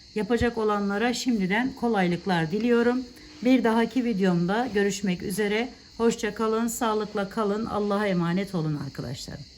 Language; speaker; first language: Turkish; native; Turkish